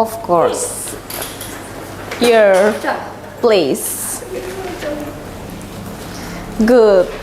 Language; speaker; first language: English; non-native, learner; Indonesian